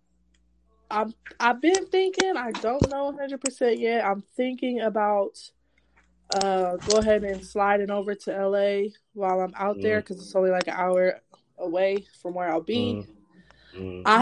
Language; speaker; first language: English; native; English